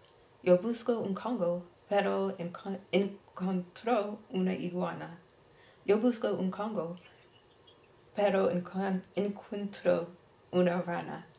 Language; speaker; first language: Spanish; non-native, learner; English